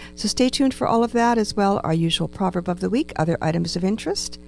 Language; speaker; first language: English; early bilingual, other home language; Ukrainian